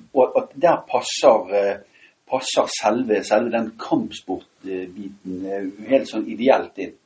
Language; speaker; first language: Norwegian; native; Norwegian